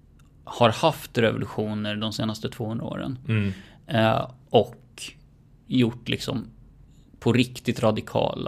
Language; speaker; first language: Swedish; native; Swedish